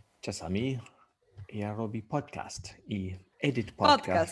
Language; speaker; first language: Polish; non-native, learner; English